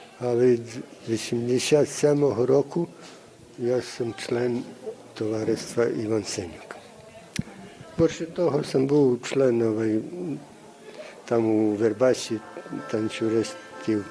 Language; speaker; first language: Ukrainian; early bilingual, heritage; Ukrainian